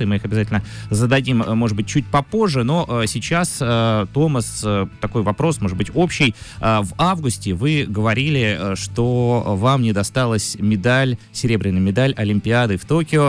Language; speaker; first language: Russian; native; Russian